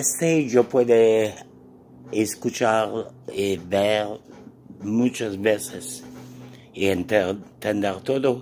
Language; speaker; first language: Spanish; non-native, learner; French